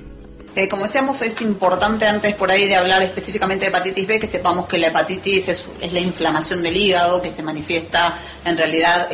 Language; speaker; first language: Spanish; native; Spanish